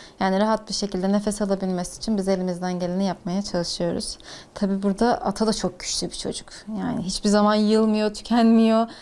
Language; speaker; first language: Turkish; native; Turkish